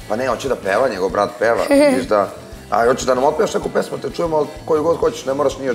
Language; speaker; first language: Serbian; native; Serbian